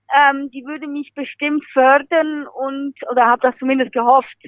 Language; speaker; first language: German; native; German